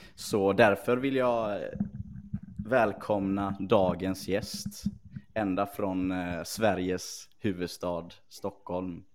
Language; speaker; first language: Swedish; native; Swedish